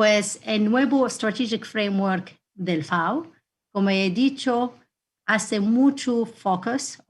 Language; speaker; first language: Spanish; non-native, fluent; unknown